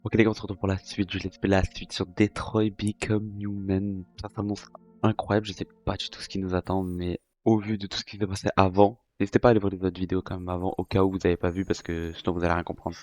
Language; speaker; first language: French; native; French